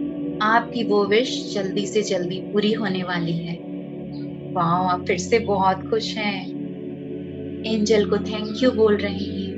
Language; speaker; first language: Hindi; native; Hindi